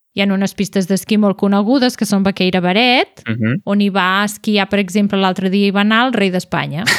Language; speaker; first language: Catalan; native; Catalan